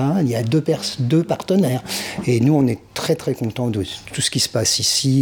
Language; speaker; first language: French; native; French